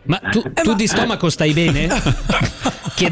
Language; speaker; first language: Italian; native; Italian